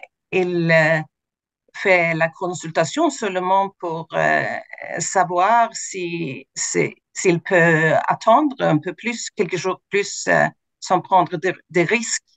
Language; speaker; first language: French; non-native, fluent; Swedish